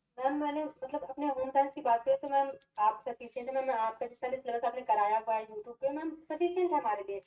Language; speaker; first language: Hindi; native; Hindi